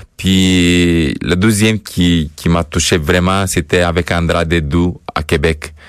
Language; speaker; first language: French; non-native, fluent; Romanian